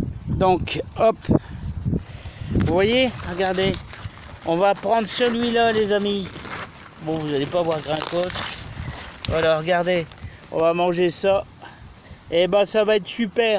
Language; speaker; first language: French; native; French